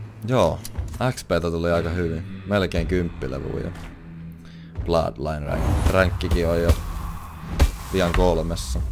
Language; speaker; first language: Finnish; native; Finnish